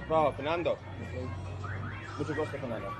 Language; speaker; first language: Spanish; non-native, learner; English